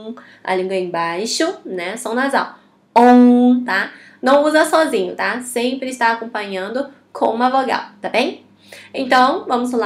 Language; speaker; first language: Portuguese; non-native, fluent; Chinese